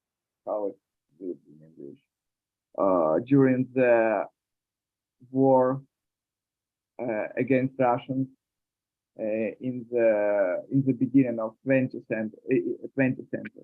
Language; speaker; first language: English; non-native, learner; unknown